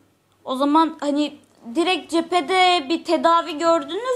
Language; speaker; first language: Turkish; native; Turkish